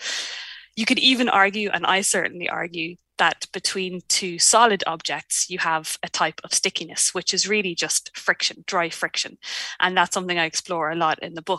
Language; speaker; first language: English; native; English